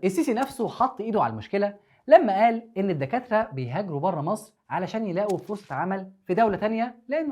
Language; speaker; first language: Arabic; native; Arabic